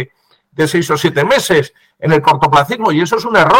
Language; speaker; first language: Spanish; native; Spanish